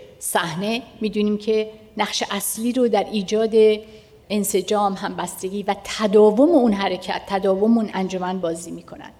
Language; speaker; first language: Persian; native; Persian